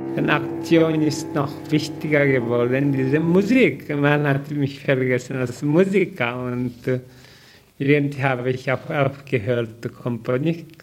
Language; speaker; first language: German; non-native, learner; Korean